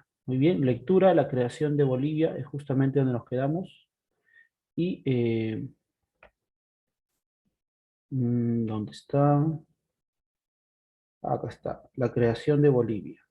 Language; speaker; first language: Spanish; native; Spanish